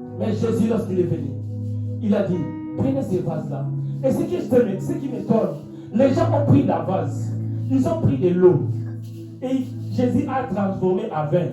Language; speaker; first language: French; non-native, local second language; Lingala